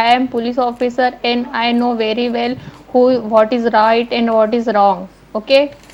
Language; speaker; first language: English; non-native, learner; Hindi